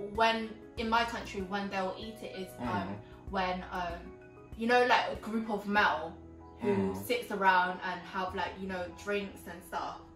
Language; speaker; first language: English; non-native, fluent; Vietnamese